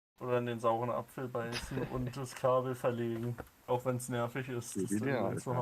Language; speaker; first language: German; native; German